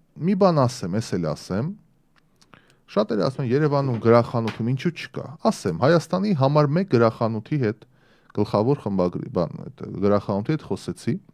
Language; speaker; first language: Armenian; native; Armenian